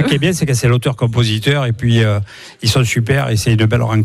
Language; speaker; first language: French; native; French